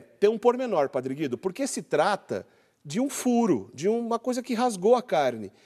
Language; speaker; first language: Portuguese; native; Portuguese